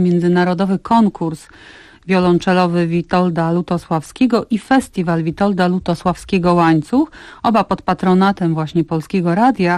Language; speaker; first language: Polish; native; Polish